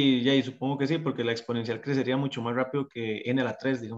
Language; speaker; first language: Spanish; native; Spanish